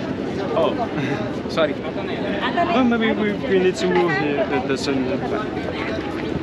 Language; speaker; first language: English; non-native, learner; Vietnamese